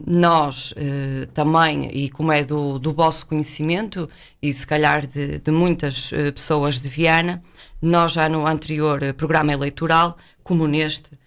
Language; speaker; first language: Portuguese; native; Portuguese